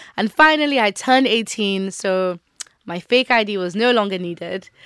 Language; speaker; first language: English; non-native, local second language; Yoruba